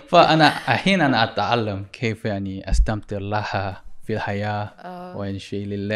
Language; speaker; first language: Arabic; non-native, learner; Korean